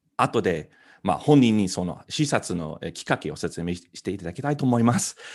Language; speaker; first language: Japanese; non-native, fluent; English